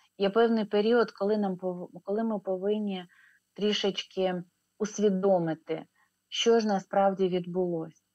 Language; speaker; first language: Ukrainian; non-native, local second language; Russian